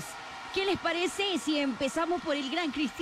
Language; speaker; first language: Spanish; native; Spanish